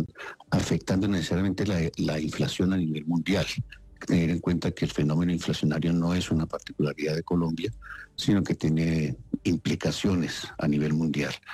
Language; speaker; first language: Spanish; native; Spanish